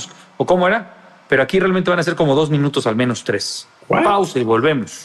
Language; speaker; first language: Spanish; native; Spanish